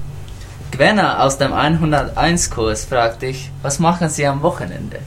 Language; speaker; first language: German; non-native, learner; English